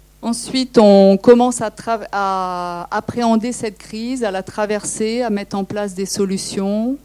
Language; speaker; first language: French; native; French